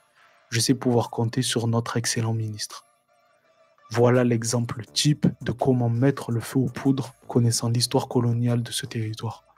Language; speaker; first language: French; native; French